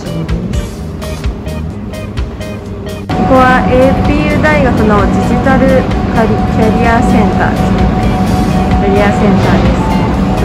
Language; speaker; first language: Japanese; non-native, fluent; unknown